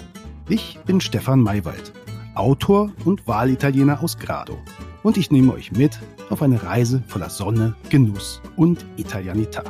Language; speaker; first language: German; native; German